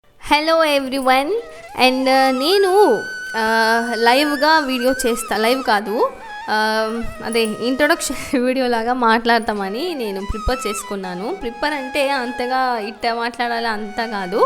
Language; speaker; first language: Telugu; non-native, learner; Tamil